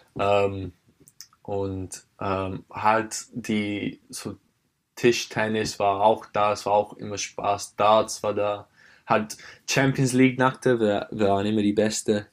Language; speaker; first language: German; non-native, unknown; English